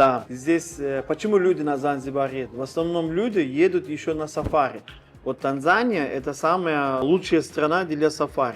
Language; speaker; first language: Russian; non-native, fluent; Turkish